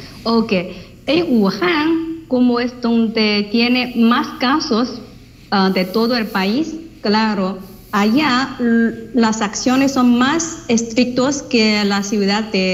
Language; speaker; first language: Spanish; non-native, fluent; Chinese